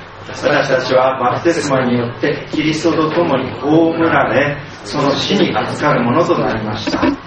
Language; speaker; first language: Japanese; native; Japanese